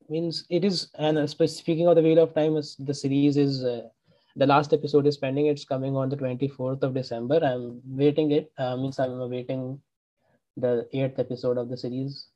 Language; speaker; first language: English; non-native, local second language; Hindi